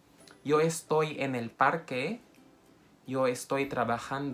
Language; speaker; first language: Spanish; non-native, fluent; Filipino